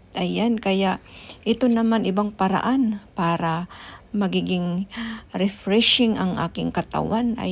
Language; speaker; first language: Filipino; non-native, local second language; Cebuano